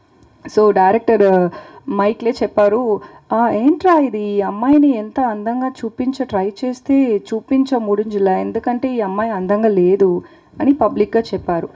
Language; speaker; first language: Telugu; non-native, learner; Tamil